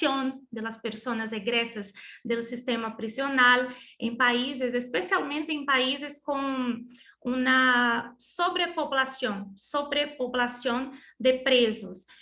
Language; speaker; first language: Spanish; non-native, learner; Portuguese